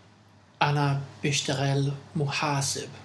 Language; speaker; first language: Arabic; non-native, learner; English